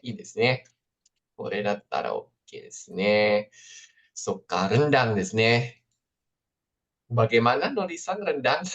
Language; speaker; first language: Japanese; non-native, fluent; Indonesian